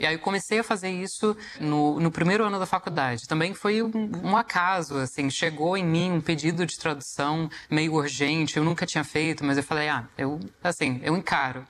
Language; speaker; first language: Portuguese; non-native, fluent; English